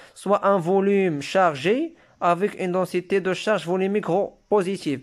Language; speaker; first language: French; non-native, local second language; Arabic